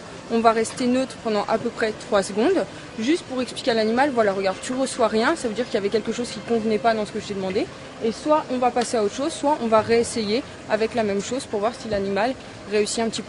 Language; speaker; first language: French; native; French